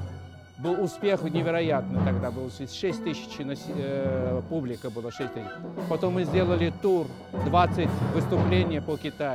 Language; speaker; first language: Russian; non-native, learner; Chinese